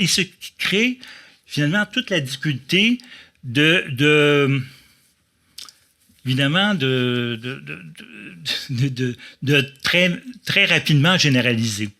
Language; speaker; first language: French; native; French